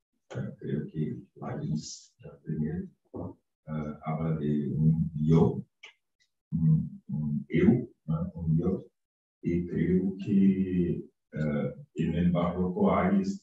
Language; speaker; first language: Spanish; non-native, fluent; Portuguese